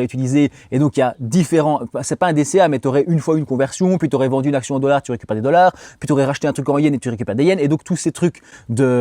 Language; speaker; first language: French; native; French